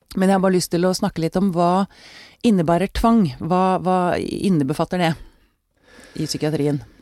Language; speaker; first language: Norwegian; native; Norwegian